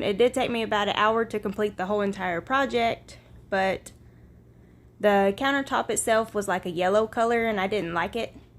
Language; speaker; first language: English; native; English